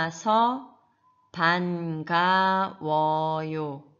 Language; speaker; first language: Korean; non-native, fluent; Malagasy